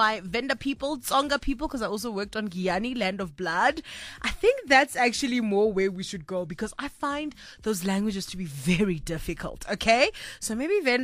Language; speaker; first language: English; non-native, local second language; Tswana